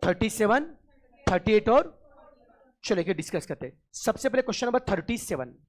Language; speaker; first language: Hindi; non-native, local second language; Marathi